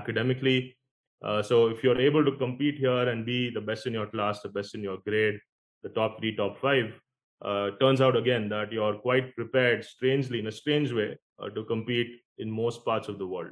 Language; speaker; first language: English; non-native, local second language; Konkani